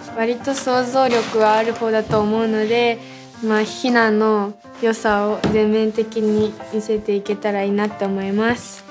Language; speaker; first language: Japanese; native; Japanese